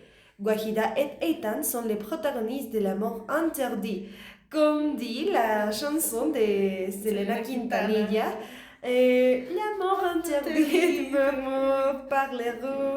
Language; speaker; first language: French; non-native, learner; Spanish